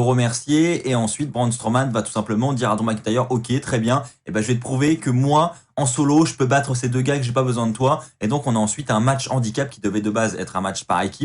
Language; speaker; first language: French; native; French